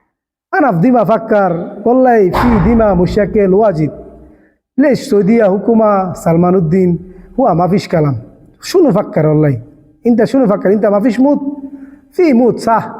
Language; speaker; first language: Arabic; non-native, learner; Bangla